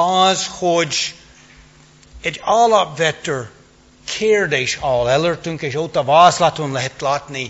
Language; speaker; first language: Hungarian; non-native, fluent; English